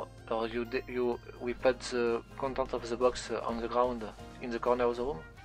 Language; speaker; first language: English; non-native, fluent; French